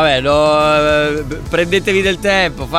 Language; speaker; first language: Italian; native; Italian